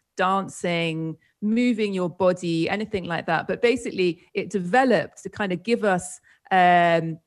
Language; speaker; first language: English; native; English